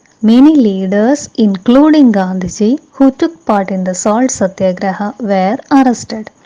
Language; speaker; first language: English; non-native, local second language; Malayalam